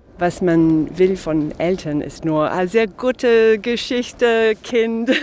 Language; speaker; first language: German; non-native, fluent; English